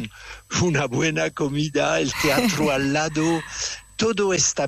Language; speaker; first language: Spanish; non-native, fluent; French